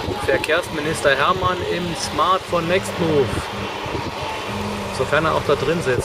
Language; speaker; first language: German; native; German